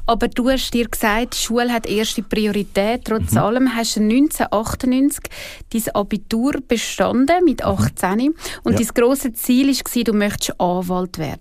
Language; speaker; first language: German; native; German